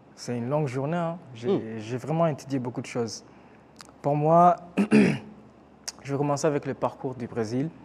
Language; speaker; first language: French; non-native, local second language; Kinyarwanda